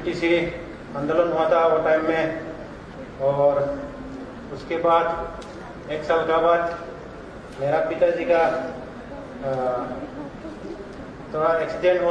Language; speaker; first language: Hindi; non-native, local second language; Bodo